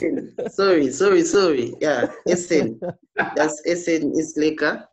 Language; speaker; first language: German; non-native, learner; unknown